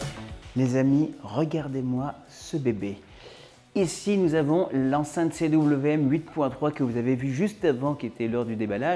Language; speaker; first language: French; native; French